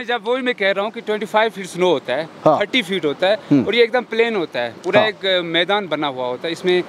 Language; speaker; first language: Hindi; native; Hindi